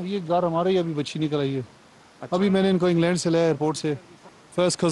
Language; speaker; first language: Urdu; non-native, local second language; Pashto